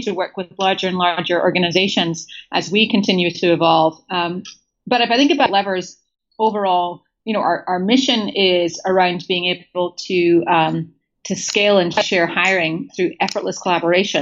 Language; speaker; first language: English; native; English